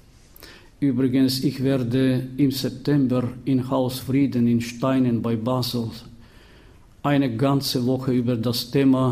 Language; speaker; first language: German; non-native, fluent; Bulgarian